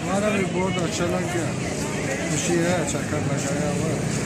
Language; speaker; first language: Hindi; non-native, learner; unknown